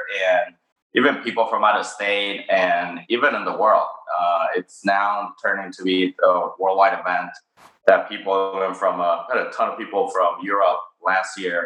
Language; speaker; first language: English; non-native, fluent; Spanish